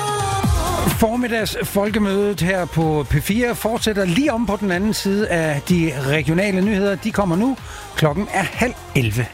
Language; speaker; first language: Danish; native; Danish